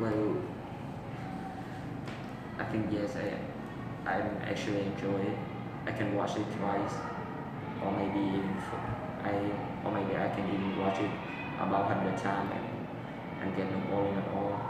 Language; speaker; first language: English; non-native, learner; Vietnamese